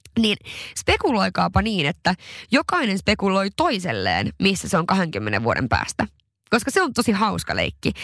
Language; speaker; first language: Finnish; non-native, local second language; Swedish